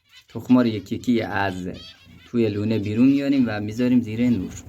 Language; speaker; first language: Persian; native; Persian